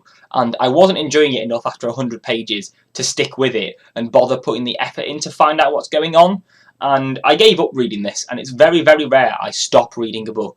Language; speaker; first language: English; native; English